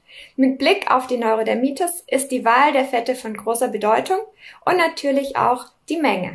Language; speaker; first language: German; native; German